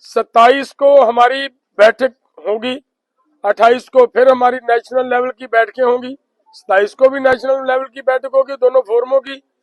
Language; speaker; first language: Hindi; non-native, local second language; Punjabi